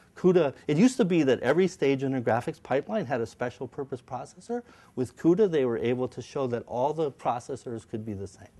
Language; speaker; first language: English; native; English